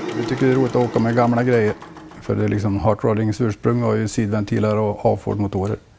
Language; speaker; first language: Swedish; native; Swedish